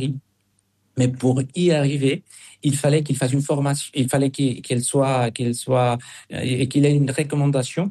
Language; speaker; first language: French; non-native, fluent; Spanish